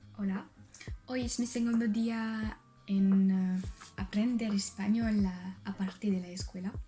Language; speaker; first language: Spanish; non-native, learner; French